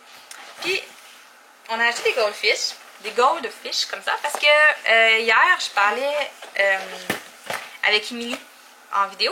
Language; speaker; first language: French; native; French